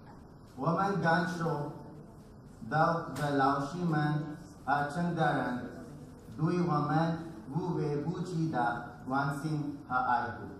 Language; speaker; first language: Chinese; non-native, learner; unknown